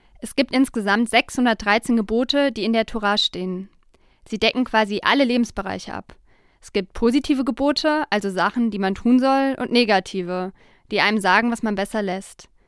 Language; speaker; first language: German; native; German